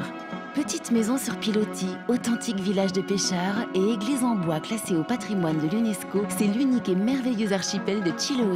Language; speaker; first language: French; native; French